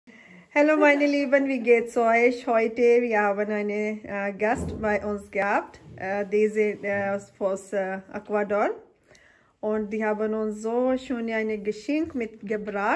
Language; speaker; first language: German; non-native, learner; Urdu